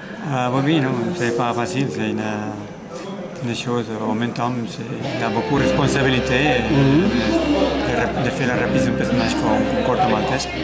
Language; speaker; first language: French; non-native, learner; Catalan